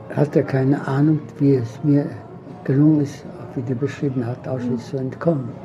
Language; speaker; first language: German; non-native, fluent; Polish